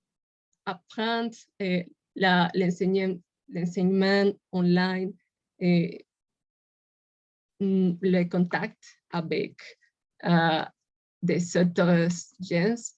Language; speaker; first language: French; non-native, learner; Spanish